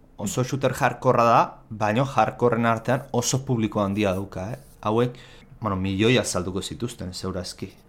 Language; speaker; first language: Basque; native; Basque